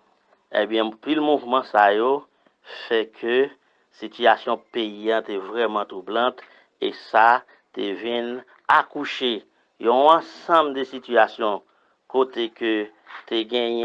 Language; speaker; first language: French; non-native, local second language; Haitian Creole